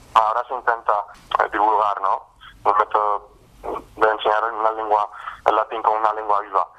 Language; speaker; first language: Spanish; native; Spanish